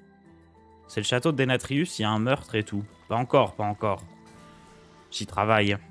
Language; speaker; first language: French; native; French